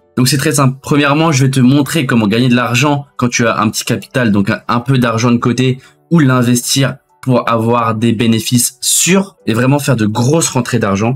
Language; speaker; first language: French; native; French